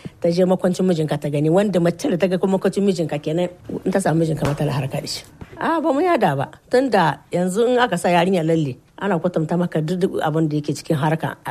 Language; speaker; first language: Hausa; non-native, local second language; Kanuri